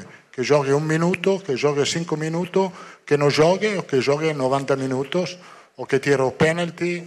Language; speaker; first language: Portuguese; non-native, fluent; Italian